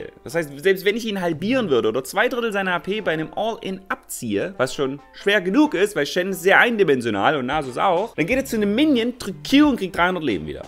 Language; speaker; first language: German; native; German